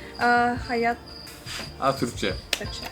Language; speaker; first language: Turkish; non-native, learner; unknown